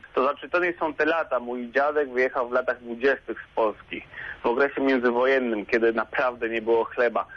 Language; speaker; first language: Polish; non-native, fluent; Spanish